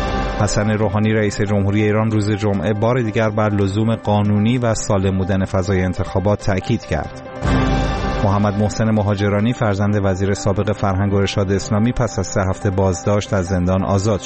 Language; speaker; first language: Persian; native; Persian